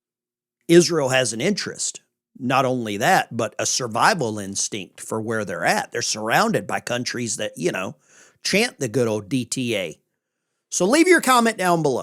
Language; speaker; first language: English; native; English